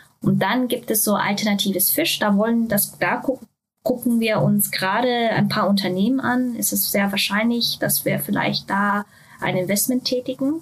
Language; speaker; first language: German; non-native, fluent; Japanese